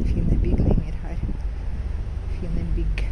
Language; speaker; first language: Norwegian; non-native, fluent; Russian